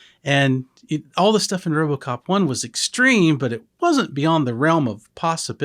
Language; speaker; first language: English; native; English